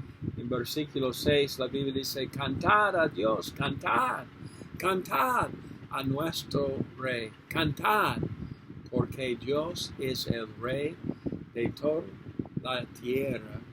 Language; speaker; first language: Spanish; non-native, learner; English